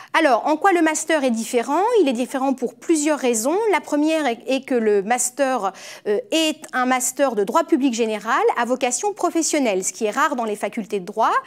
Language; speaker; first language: French; native; French